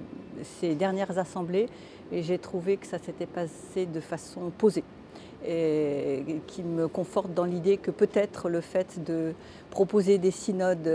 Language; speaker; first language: French; native; French